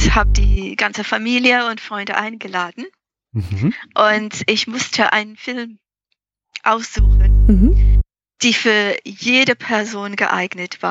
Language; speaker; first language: German; non-native, fluent; English